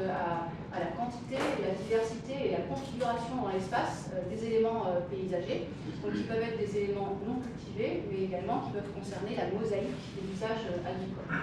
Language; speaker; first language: French; native; French